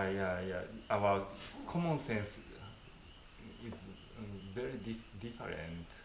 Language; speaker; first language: English; non-native, fluent; Japanese